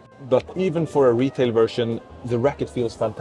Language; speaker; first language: English; non-native, fluent; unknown